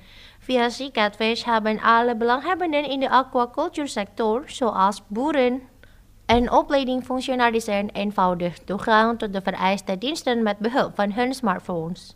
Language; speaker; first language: Dutch; non-native, fluent; Indonesian